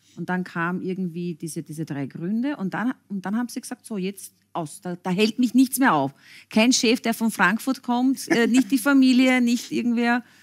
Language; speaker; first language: German; native; German